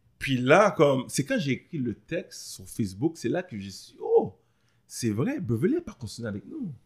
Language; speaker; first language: French; early bilingual, other home language; Haitian Creole